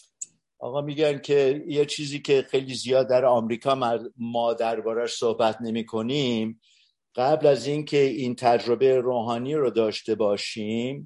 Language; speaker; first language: Persian; early bilingual, heritage; Persian